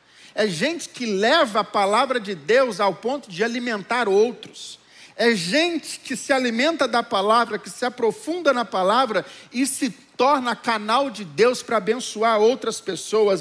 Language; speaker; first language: Portuguese; native; Portuguese